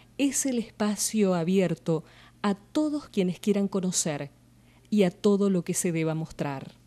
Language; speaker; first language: Spanish; native; Spanish